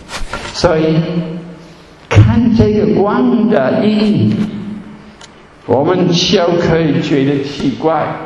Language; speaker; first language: Chinese; non-native, fluent; German